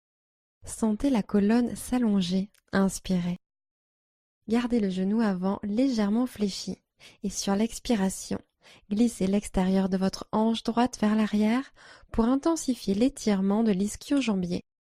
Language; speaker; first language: French; native; French